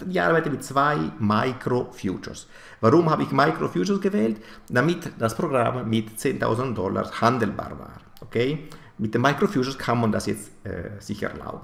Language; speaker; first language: German; non-native, fluent; Italian